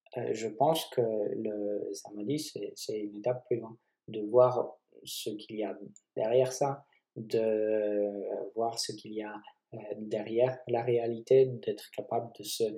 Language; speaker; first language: French; non-native, fluent; Polish